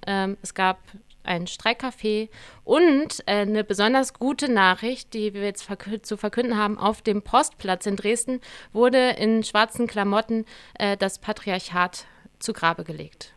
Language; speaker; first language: German; native; German